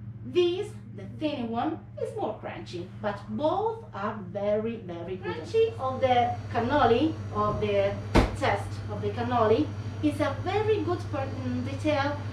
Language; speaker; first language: English; non-native, learner; Italian